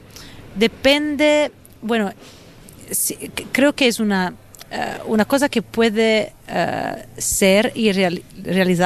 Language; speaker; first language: Spanish; non-native, fluent; Italian